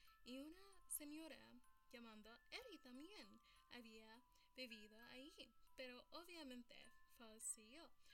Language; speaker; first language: Spanish; early bilingual, heritage; Spanish